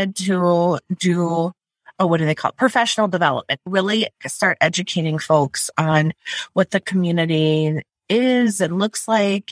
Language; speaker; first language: English; native; English